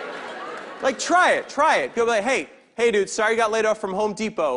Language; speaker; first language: English; native; English